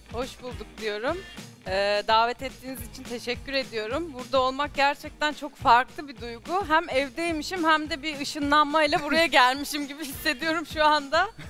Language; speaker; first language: Turkish; native; Turkish